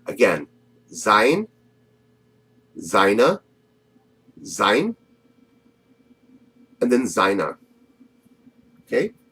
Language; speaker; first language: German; non-native, fluent; English